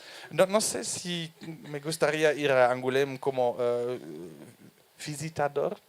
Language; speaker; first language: Spanish; non-native, fluent; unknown